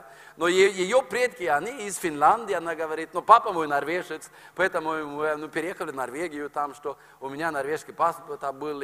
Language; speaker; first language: Russian; non-native, fluent; Norwegian